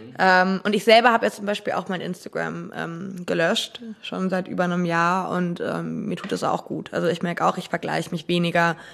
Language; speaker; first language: German; native; German